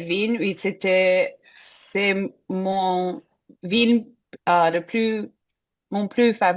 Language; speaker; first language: French; non-native, fluent; English